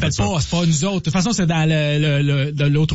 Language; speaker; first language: French; native; French